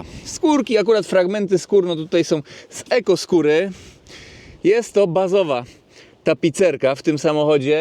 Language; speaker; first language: Polish; native; Polish